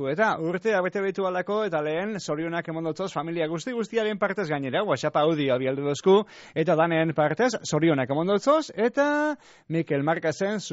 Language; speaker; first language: Basque; native; Basque